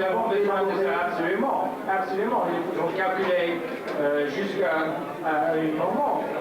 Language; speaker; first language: French; non-native, learner; English